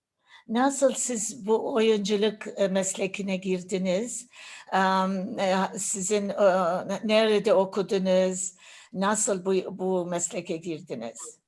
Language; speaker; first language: Turkish; non-native, learner; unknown